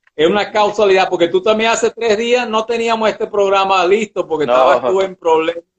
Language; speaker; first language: Spanish; early bilingual, other home language; Portuguese